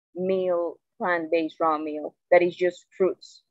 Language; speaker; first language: English; non-native, fluent; Spanish